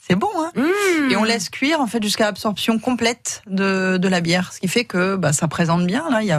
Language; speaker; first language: French; native; French